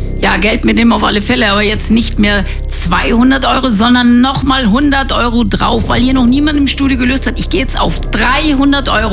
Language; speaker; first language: German; native; German